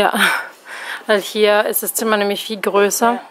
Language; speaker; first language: German; native; German